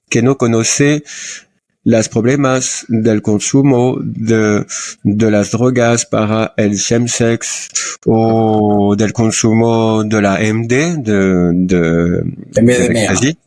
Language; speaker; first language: Spanish; non-native, learner; French